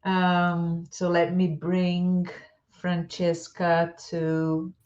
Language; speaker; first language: English; non-native, fluent; Portuguese